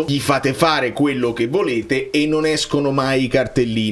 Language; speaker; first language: Italian; native; Italian